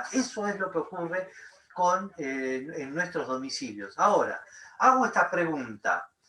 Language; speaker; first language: Spanish; native; Spanish